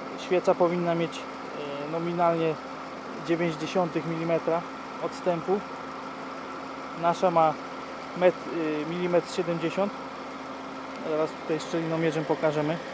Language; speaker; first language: Polish; native; Polish